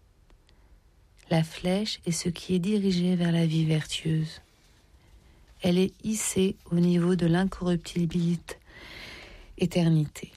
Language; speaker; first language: French; native; French